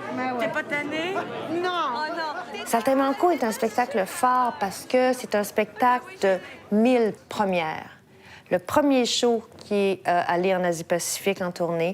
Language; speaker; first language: French; native; French